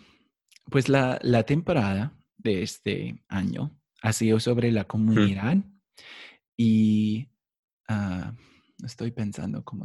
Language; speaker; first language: Spanish; non-native, fluent; English